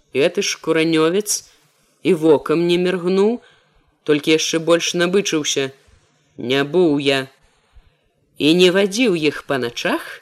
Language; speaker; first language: Belarusian; native; Belarusian